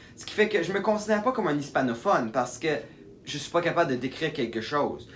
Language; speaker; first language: French; native; French